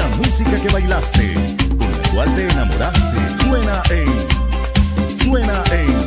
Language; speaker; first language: Spanish; native; Spanish